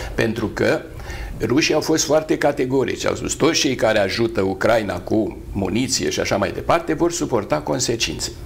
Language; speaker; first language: Romanian; native; Romanian